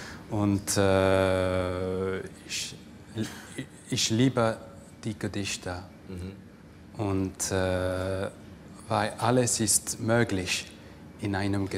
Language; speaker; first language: German; non-native, fluent; English